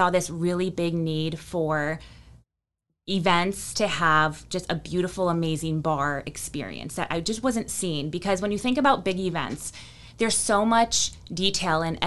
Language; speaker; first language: English; native; English